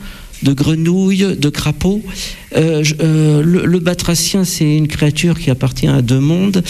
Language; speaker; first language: French; native; French